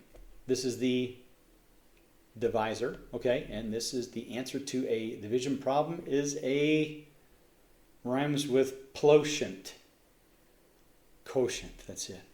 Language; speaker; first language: English; native; English